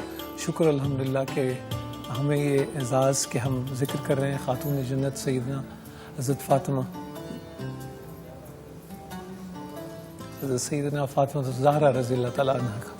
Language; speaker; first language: Urdu; native; Urdu